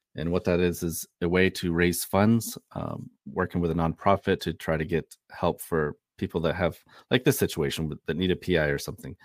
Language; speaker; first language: English; native; English